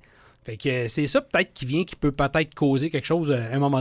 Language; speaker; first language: French; native; French